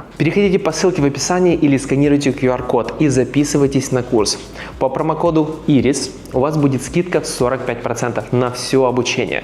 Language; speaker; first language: Russian; native; Russian